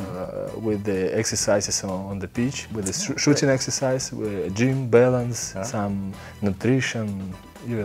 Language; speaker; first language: English; non-native, learner; Belarusian